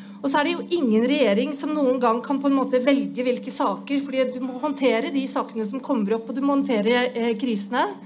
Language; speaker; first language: Norwegian; native; Norwegian